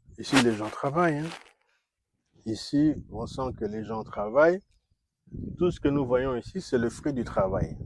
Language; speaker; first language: French; non-native, local second language; Kongo